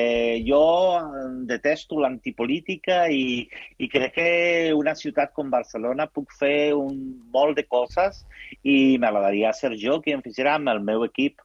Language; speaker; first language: Catalan; non-native, local second language; Spanish